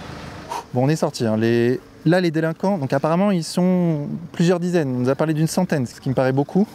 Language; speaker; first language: French; native; French